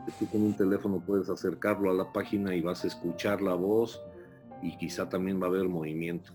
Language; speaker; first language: Spanish; early bilingual, heritage; Spanish